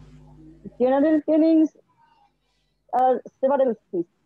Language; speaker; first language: English; non-native, learner; Bangla